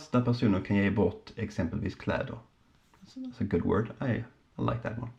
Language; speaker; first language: Swedish; native; Swedish